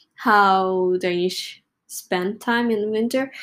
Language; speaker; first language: English; non-native, fluent; Japanese